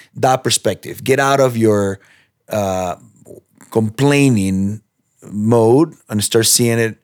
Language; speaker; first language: English; non-native, fluent; Spanish